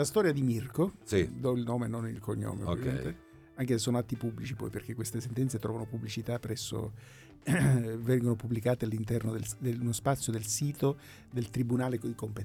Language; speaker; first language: Italian; native; Italian